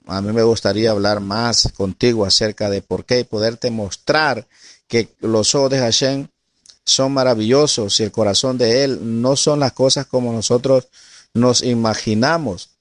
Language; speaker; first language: Spanish; native; Spanish